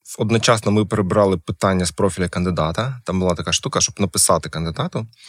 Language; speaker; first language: Ukrainian; non-native, local second language; Russian